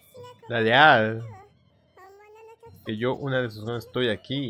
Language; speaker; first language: Spanish; native; Spanish